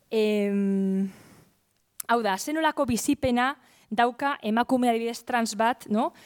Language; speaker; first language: Basque; non-native, local second language; Spanish